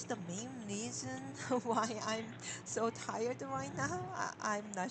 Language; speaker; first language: English; non-native, learner; Korean